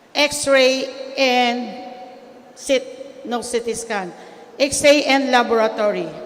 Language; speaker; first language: English; non-native, local second language; Filipino